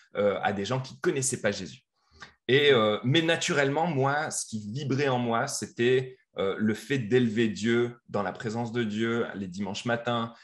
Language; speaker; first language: French; native; French